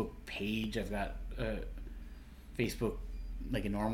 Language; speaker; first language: English; native; English